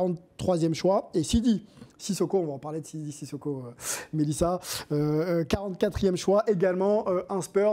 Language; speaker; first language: French; native; French